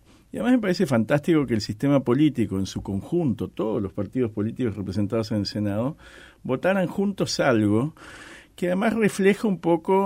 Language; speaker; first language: Spanish; native; Spanish